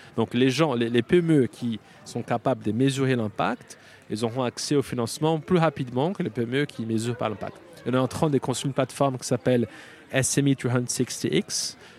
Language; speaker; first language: French; non-native, fluent; Portuguese